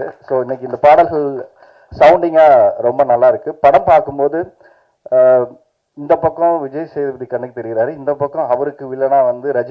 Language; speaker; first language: Tamil; native; Tamil